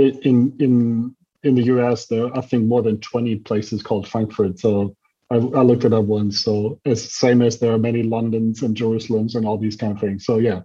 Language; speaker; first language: English; non-native, fluent; German